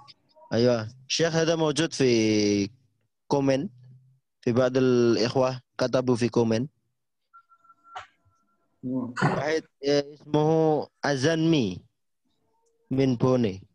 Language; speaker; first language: Arabic; non-native, fluent; Indonesian